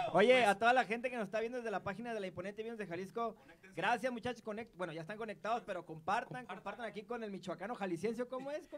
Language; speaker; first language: Spanish; native; Spanish